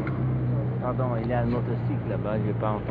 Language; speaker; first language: French; non-native, learner; English